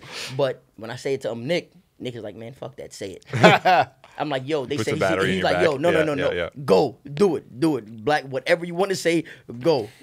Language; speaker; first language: English; native; English